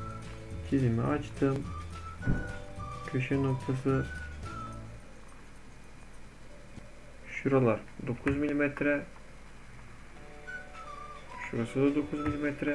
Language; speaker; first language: Turkish; native; Turkish